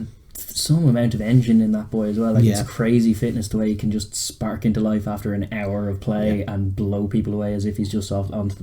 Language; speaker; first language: English; native; English